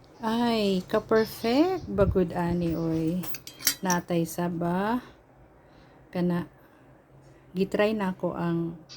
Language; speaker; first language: Cebuano; non-native, local second language; Filipino